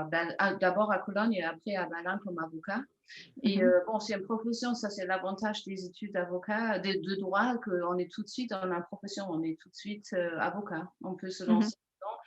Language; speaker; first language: French; non-native, fluent; German